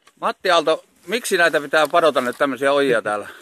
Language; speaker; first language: Finnish; native; Finnish